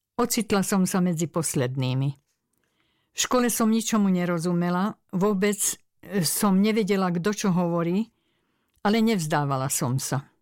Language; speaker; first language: Slovak; early bilingual, other home language; Hungarian